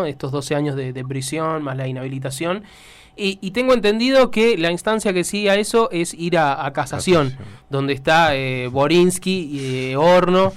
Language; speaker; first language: Spanish; native; Spanish